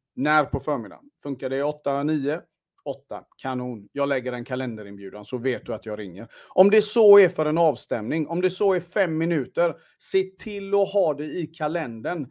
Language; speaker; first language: Swedish; native; Swedish